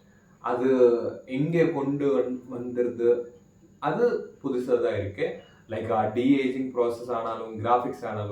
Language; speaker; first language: Tamil; non-native, learner; Malayalam